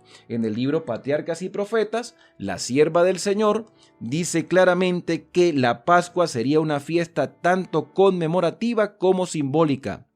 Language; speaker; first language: Spanish; native; Spanish